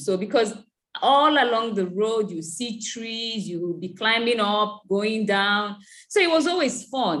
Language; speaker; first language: English; non-native, local second language; Igbo